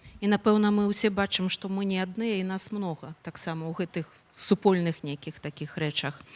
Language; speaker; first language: Belarusian; non-native, local second language; Russian